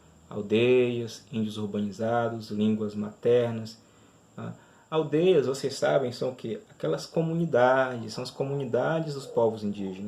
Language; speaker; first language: Portuguese; native; Portuguese